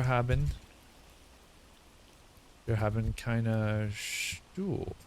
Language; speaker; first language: German; non-native, learner; English